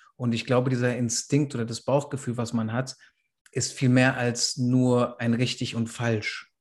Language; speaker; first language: German; native; German